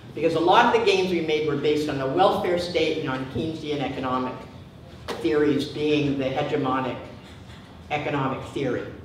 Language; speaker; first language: English; native; English